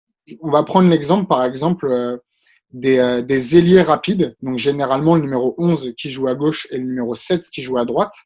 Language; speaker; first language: French; native; French